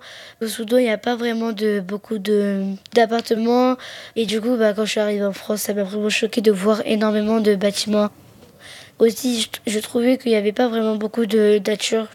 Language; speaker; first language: French; early bilingual, other home language; Arabic